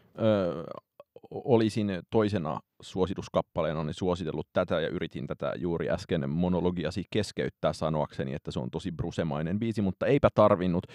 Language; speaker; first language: Finnish; native; Finnish